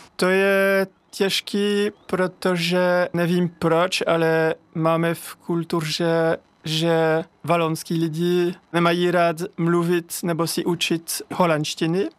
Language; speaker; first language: Czech; non-native, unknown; French